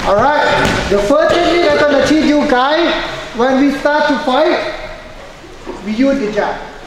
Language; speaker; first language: English; non-native, learner; Thai